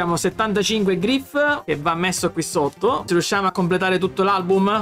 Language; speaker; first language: Italian; native; Italian